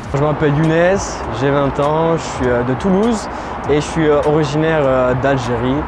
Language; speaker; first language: French; early bilingual, other home language; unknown